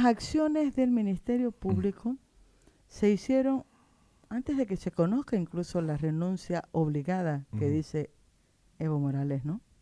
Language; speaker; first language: Spanish; native; Spanish